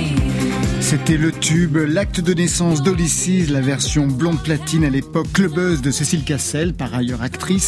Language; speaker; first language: French; native; French